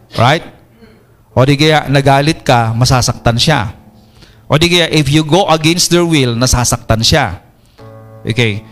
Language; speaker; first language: Filipino; non-native, local second language; Iloko